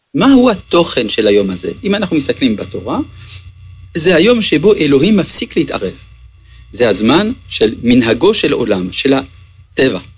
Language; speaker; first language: Hebrew; early bilingual, other home language; French